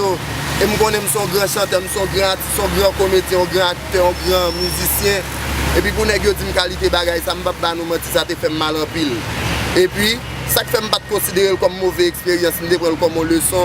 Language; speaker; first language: French; non-native, learner; Haitian Creole